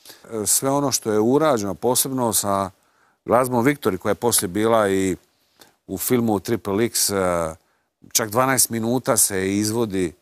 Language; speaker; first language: Croatian; native; Croatian